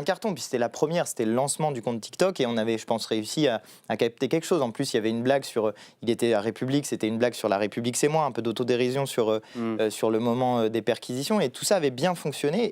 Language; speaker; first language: French; native; French